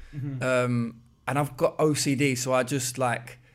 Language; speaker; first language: English; native; English